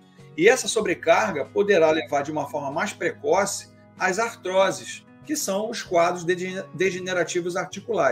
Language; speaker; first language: Portuguese; native; Portuguese